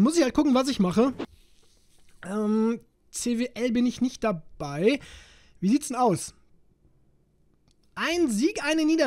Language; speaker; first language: German; native; German